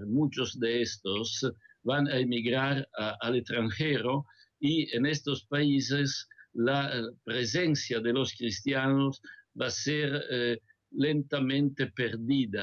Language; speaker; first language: Spanish; non-native, fluent; Italian